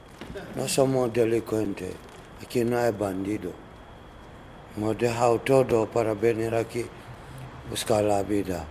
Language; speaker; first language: Spanish; non-native, learner; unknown